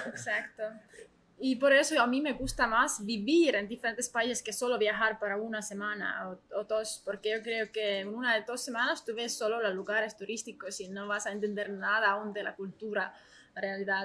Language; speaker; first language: Spanish; non-native, learner; Estonian